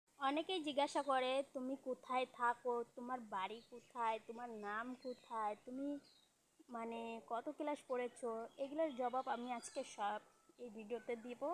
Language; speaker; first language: Bangla; early bilingual, heritage; Bangla